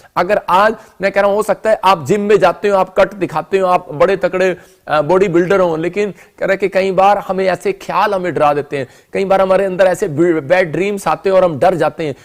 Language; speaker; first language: Hindi; non-native, local second language; Punjabi